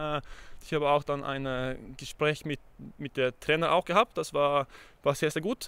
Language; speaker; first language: German; non-native, fluent; Norwegian